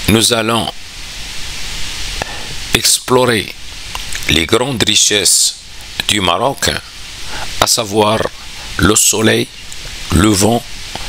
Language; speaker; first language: French; non-native, local second language; Arabic